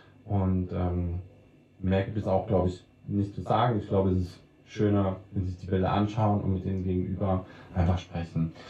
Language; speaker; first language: German; native; German